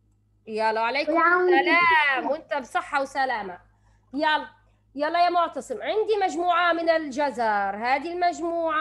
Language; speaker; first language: Arabic; native; Arabic